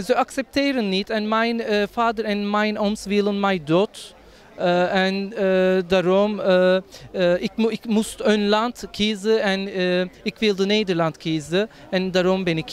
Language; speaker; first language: Dutch; non-native, learner; Turkish